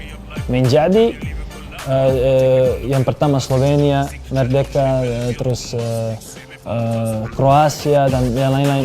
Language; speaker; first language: Indonesian; non-native, fluent; Serbian